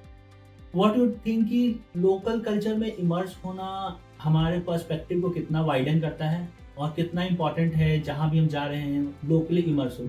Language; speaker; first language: Hindi; native; Hindi